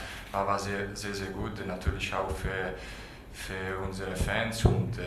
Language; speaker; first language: German; non-native, fluent; Bosnian